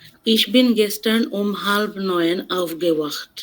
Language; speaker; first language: German; non-native, learner; Bangla